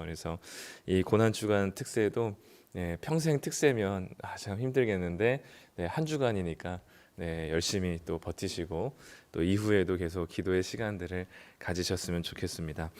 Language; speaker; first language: Korean; native; Korean